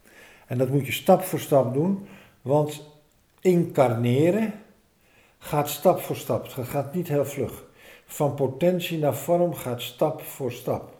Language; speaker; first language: Dutch; native; Dutch